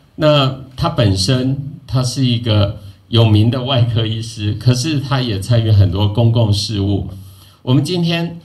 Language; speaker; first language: Chinese; native; Chinese